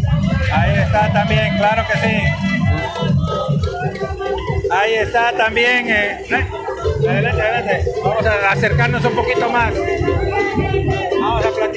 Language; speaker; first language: Spanish; native; Spanish